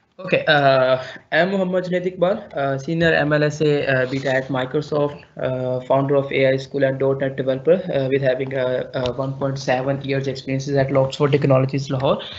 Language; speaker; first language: English; non-native, local second language; Urdu